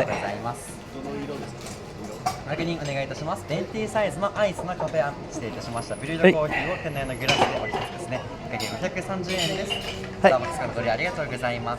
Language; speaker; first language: Japanese; native; Japanese